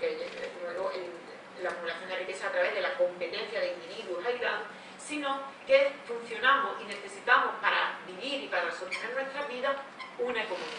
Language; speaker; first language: Spanish; native; Spanish